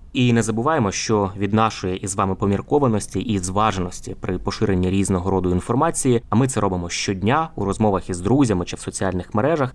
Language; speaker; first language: Ukrainian; native; Ukrainian